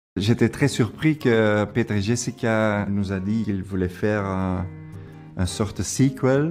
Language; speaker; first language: French; non-native, local second language; Dutch